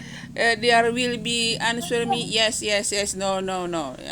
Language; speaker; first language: English; non-native, learner; Indonesian